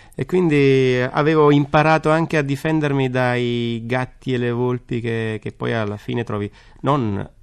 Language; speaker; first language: Italian; native; Italian